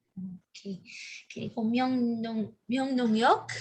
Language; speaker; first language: Korean; non-native, learner; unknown